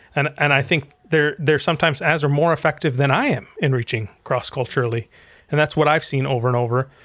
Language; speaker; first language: English; early bilingual, other home language; Arabic